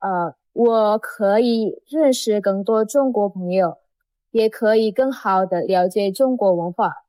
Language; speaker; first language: Chinese; non-native, learner; Indonesian